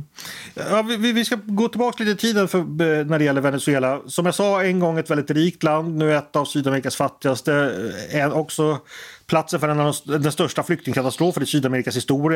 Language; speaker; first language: Swedish; native; Swedish